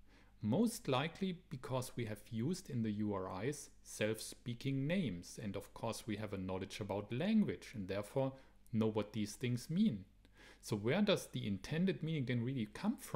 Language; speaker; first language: English; non-native, fluent; German